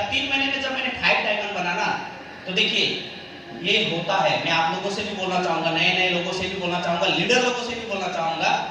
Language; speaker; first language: Hindi; non-native, local second language; Nepali